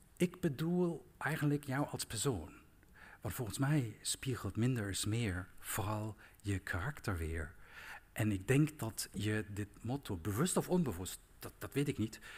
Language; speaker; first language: Dutch; non-native, fluent; German